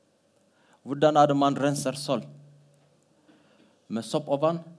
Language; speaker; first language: Norwegian; non-native, fluent; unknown